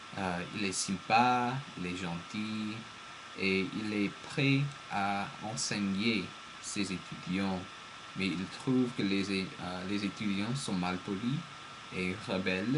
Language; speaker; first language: French; non-native, learner; English